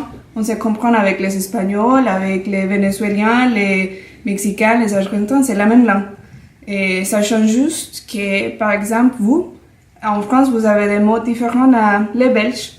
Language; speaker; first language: French; non-native, fluent; Spanish